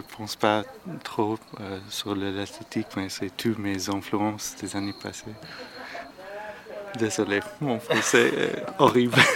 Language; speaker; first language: French; non-native, learner; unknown